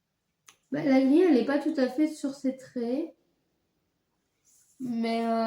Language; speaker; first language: French; native; French